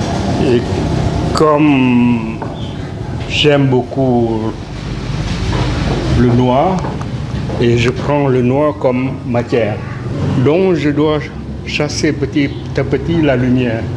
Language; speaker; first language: French; non-native, fluent; Lao